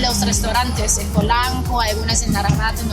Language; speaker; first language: Spanish; non-native, learner; Chinese